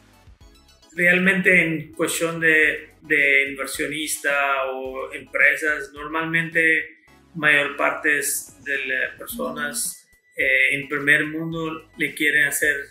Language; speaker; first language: Spanish; non-native, fluent; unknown